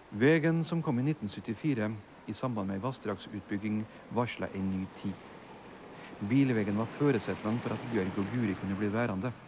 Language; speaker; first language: Norwegian; native; Norwegian